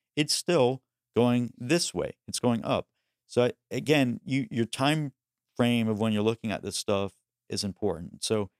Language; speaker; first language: English; early bilingual, other home language; Spanish